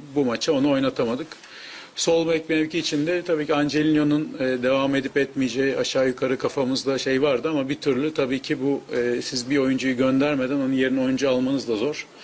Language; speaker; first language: Turkish; native; Turkish